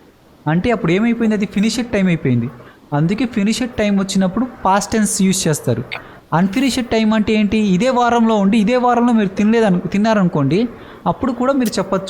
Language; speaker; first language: Telugu; native; Telugu